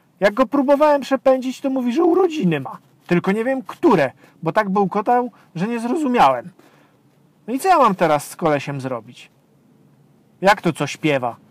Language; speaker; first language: Polish; native; Polish